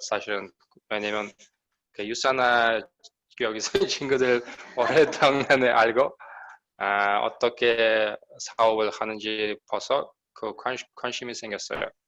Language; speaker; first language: Korean; non-native, learner; Uzbek